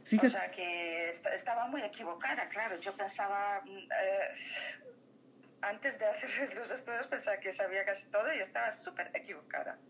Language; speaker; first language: Spanish; non-native, fluent; Polish